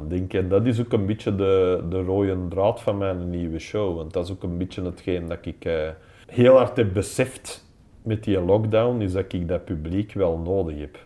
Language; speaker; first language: Dutch; non-native, local second language; English